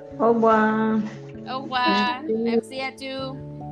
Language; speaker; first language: French; non-native, learner; Spanish